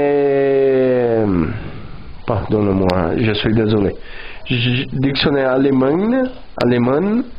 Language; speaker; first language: French; non-native, learner; Portuguese